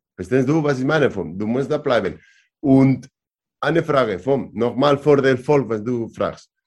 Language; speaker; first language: German; non-native, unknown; Spanish